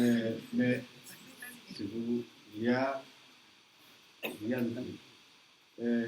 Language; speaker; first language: French; non-native, learner; Portuguese